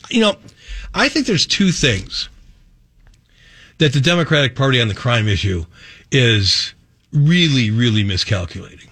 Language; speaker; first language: English; native; English